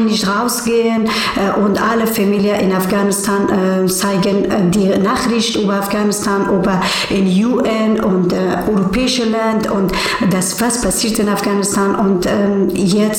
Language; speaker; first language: German; non-native, learner; Persian